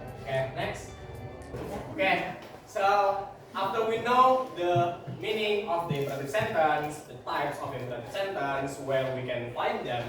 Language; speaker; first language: English; non-native, learner; Indonesian